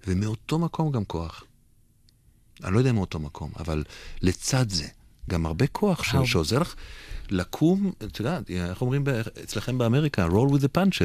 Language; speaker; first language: Hebrew; native; Hebrew